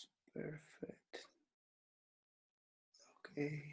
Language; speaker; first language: English; non-native, learner; Spanish